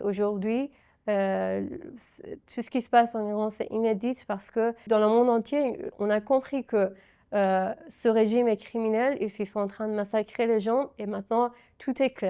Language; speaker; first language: French; non-native, fluent; Persian